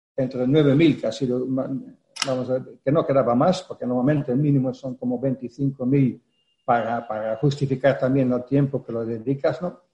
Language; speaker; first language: Spanish; non-native, fluent; Dutch